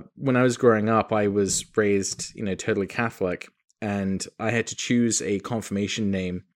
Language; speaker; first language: English; native; English